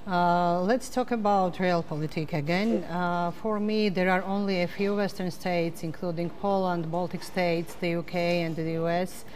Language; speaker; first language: English; non-native, fluent; Georgian